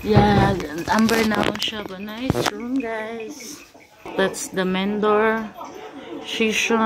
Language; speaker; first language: English; non-native, local second language; Filipino